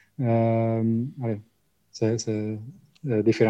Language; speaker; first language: French; non-native, local second language; Dutch